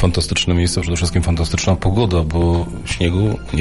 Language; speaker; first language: Polish; native; Polish